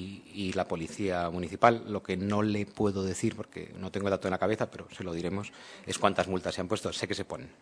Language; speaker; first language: Spanish; native; Spanish